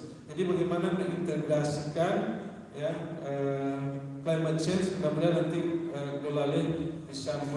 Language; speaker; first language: Indonesian; native; Indonesian